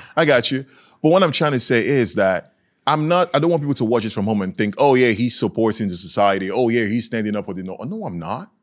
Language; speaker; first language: English; non-native, local second language; Yoruba